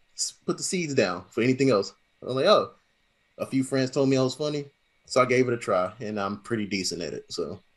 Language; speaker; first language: English; native; English